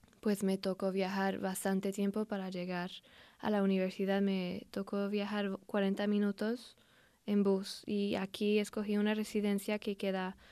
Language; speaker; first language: Spanish; non-native, fluent; English